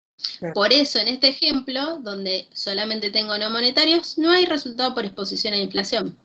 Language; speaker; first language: Spanish; native; Spanish